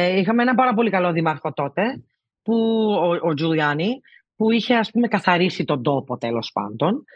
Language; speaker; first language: Greek; early bilingual, heritage; Greek